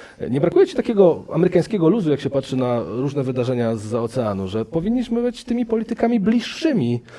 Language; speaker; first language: Polish; native; Polish